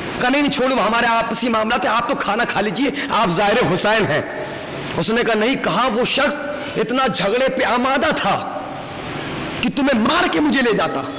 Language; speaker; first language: Urdu; native; Urdu